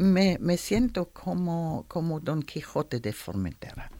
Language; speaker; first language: Spanish; non-native, learner; German